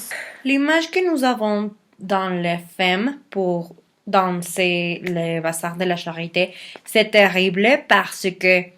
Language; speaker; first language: French; non-native, learner; Spanish